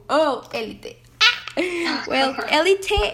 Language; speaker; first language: English; non-native, learner; Spanish